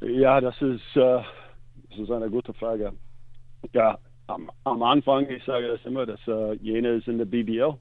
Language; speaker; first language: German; non-native, learner; English